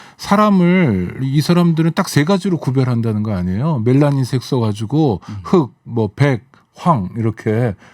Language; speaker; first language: Korean; native; Korean